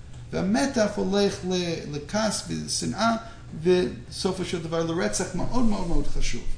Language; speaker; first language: Hebrew; non-native, fluent; English